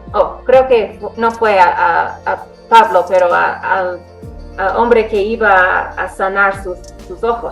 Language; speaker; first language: Spanish; non-native, fluent; English